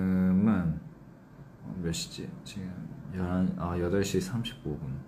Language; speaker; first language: Korean; early bilingual, heritage; English